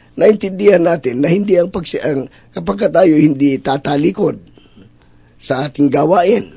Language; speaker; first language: Filipino; non-native, local second language; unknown